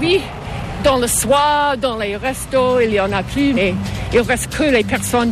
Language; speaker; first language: French; non-native, fluent; English